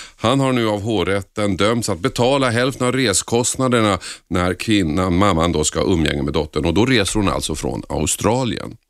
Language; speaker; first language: Swedish; native; Swedish